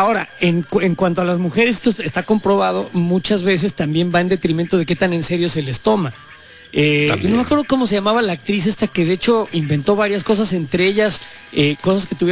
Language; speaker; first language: Spanish; native; Spanish